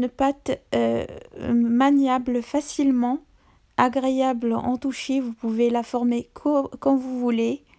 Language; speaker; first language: French; non-native, local second language; Arabic